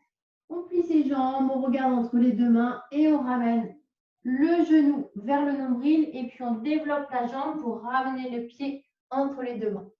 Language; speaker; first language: French; native; French